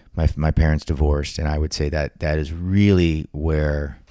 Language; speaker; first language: English; native; English